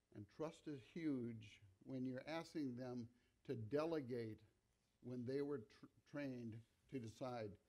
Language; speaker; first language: English; native; English